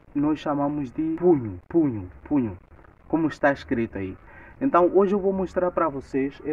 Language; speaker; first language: Portuguese; non-native, local second language; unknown